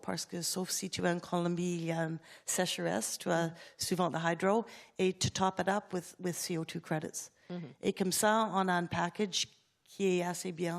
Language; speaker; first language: French; non-native, learner; English